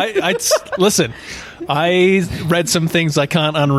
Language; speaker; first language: English; native; English